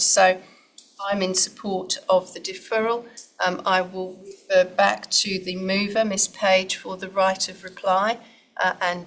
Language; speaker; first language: English; native; English